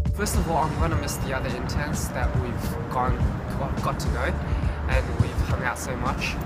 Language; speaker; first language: English; native; English